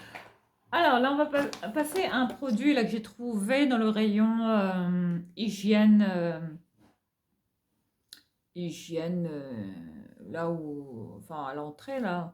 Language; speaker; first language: French; native; French